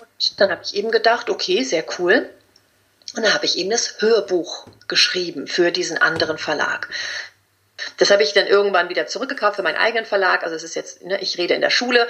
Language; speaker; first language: German; early bilingual, other home language; Spanish